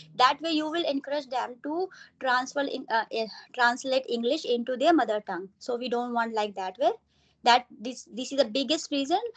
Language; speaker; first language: English; non-native, local second language; Hindi